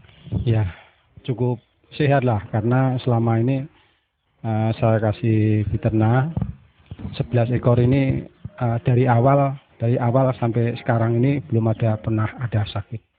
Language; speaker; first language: Indonesian; non-native, local second language; Javanese